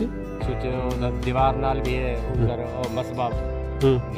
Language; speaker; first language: Hindi; non-native, local second language; Punjabi